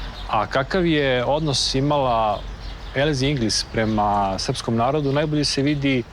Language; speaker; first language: Bosnian; native; Bosnian